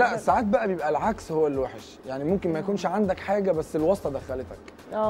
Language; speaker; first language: Arabic; native; Arabic